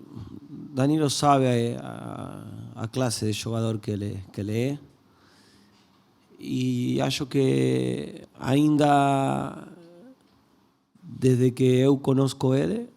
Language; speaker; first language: Portuguese; non-native, learner; Spanish